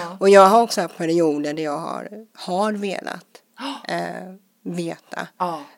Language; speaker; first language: Swedish; early bilingual, other home language; English